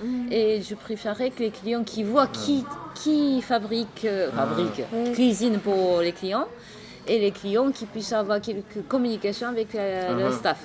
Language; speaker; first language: French; non-native, fluent; Japanese